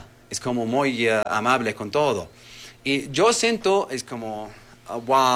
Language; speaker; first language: Spanish; non-native, learner; Arabic